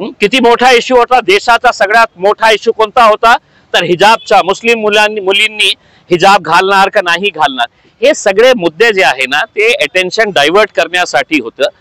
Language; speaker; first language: Marathi; non-native, local second language; Urdu